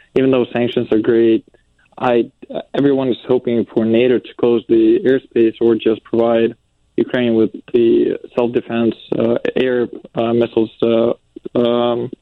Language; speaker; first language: English; non-native, fluent; Ukrainian